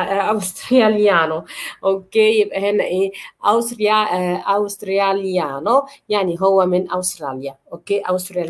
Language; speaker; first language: Arabic; native; Arabic